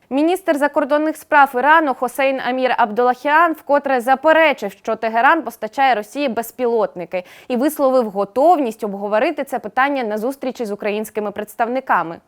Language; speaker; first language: Ukrainian; native; Ukrainian